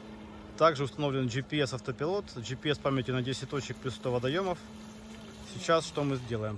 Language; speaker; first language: Russian; native; Russian